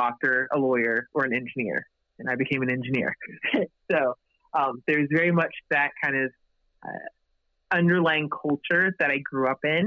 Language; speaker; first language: English; native; English